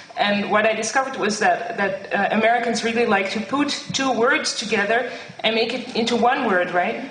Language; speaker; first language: English; non-native, fluent; Dutch